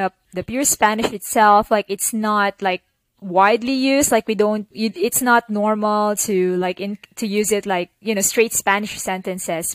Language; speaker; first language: English; non-native, local second language; Cebuano